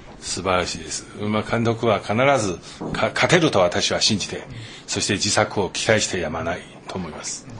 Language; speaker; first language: Japanese; non-native, fluent; Chinese